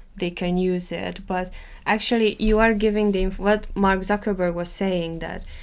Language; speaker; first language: English; non-native, fluent; Hungarian